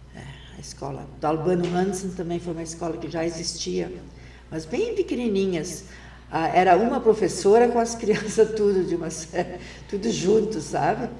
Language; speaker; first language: Portuguese; non-native, local second language; German